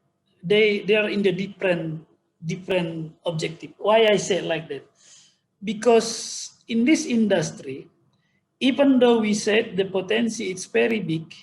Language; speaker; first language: English; non-native, fluent; Indonesian